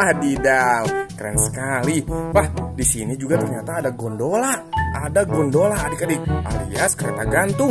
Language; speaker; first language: Indonesian; native; Indonesian